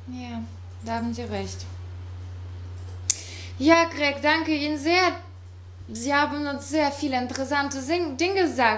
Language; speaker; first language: German; non-native, fluent; Russian